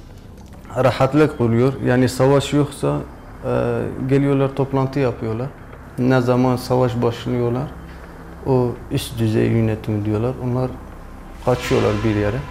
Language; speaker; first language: Turkish; non-native, learner; Kurdish